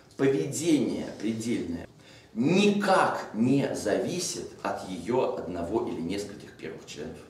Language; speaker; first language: Russian; native; Russian